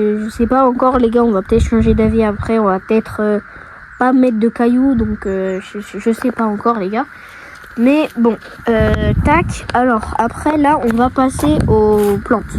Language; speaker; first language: French; native; French